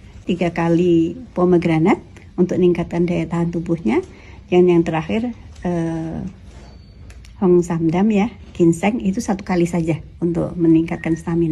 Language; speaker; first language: Indonesian; native; Indonesian